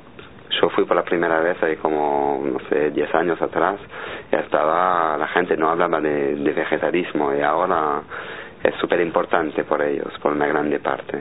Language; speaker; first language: Spanish; non-native, fluent; French